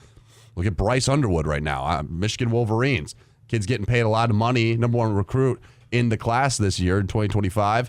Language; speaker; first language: English; native; English